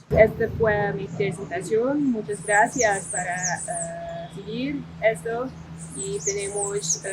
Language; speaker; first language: Spanish; non-native, fluent; Dutch